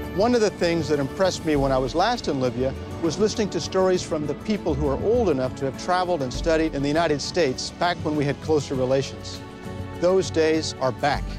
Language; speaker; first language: English; native; English